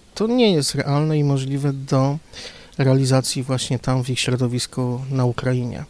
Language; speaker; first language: Polish; native; Polish